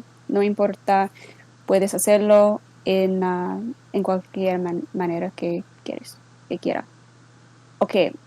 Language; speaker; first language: Spanish; non-native, learner; English